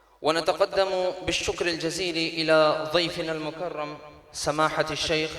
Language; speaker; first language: Arabic; non-native, learner; Urdu